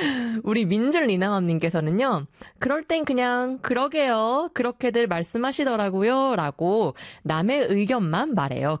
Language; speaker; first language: Korean; early bilingual, heritage; Korean